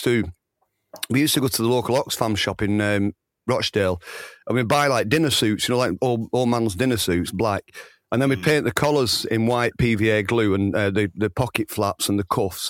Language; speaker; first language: English; native; English